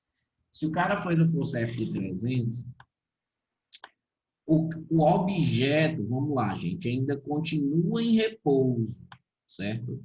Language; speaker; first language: Portuguese; native; Portuguese